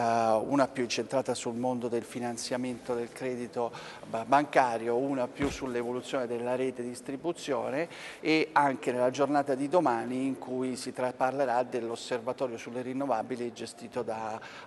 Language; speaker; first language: Italian; native; Italian